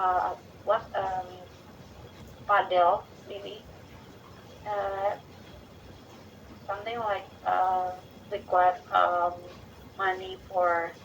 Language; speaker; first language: English; non-native, learner; Indonesian